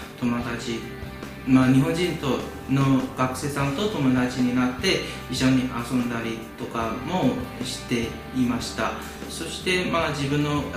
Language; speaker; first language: Japanese; non-native, fluent; Chinese